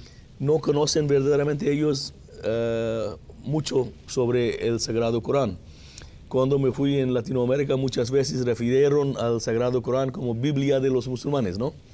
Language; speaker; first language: Spanish; non-native, fluent; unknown